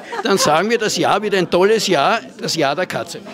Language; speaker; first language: German; native; German